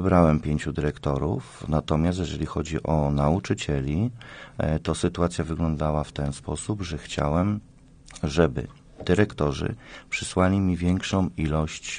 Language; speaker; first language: Polish; native; Polish